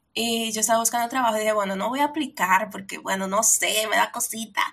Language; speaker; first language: Spanish; native; Spanish